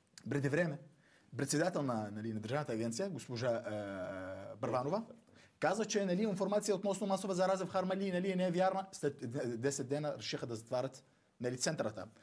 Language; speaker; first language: Bulgarian; non-native, fluent; Arabic